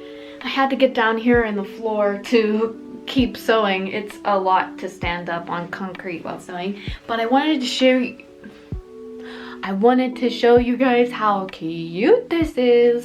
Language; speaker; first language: English; native; English